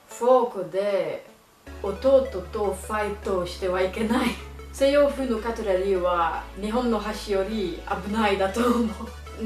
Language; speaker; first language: Japanese; non-native, learner; French